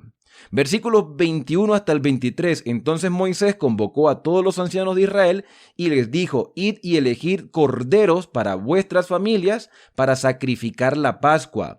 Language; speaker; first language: Spanish; native; Spanish